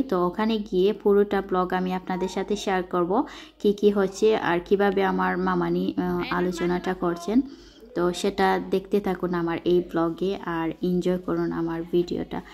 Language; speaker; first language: Bangla; non-native, local second language; Sylheti